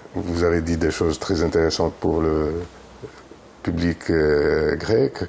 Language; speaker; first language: French; non-native, fluent; Greek